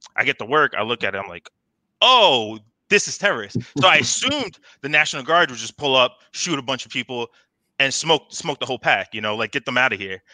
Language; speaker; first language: English; native; English